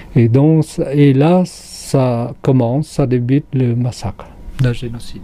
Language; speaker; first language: French; non-native, local second language; Khmer